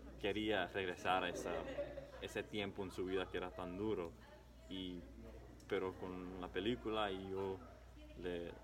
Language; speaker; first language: Spanish; early bilingual, heritage; English